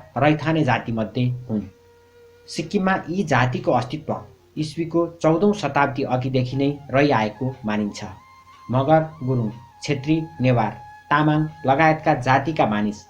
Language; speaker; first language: Nepali; native; Nepali